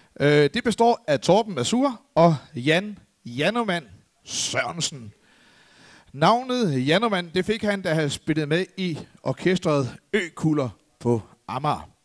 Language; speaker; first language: Danish; native; Danish